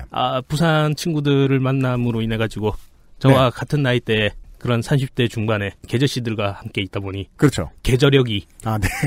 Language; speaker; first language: Korean; native; Korean